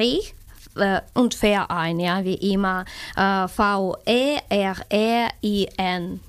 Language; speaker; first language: German; non-native, fluent; Ukrainian